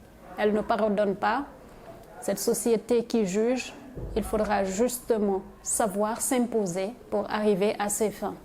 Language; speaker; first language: French; non-native, local second language; Wolof